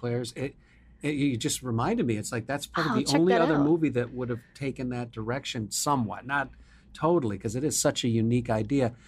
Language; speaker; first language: English; native; English